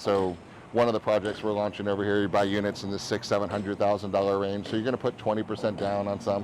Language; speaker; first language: English; native; English